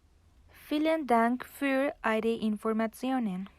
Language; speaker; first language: German; non-native, learner; Spanish